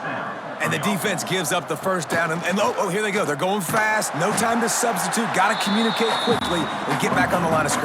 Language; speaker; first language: English; native; English